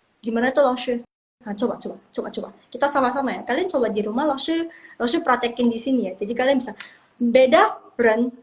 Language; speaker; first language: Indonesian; non-native, local second language; Min Nan Chinese